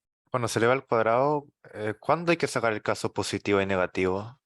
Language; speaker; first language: Spanish; native; Spanish